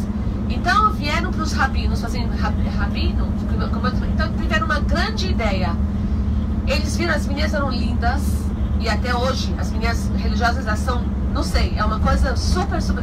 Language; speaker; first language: Portuguese; non-native, fluent; Hebrew